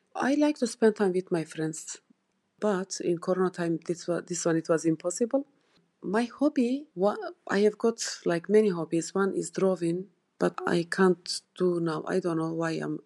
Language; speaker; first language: English; non-native, learner; Turkish